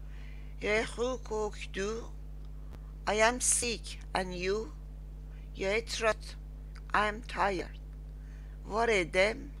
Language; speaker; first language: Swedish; non-native, learner; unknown